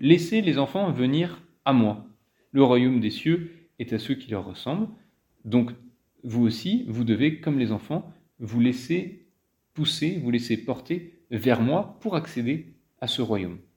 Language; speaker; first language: French; native; French